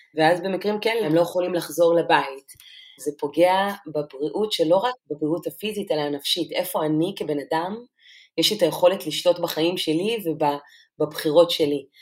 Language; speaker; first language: Hebrew; non-native, local second language; Arabic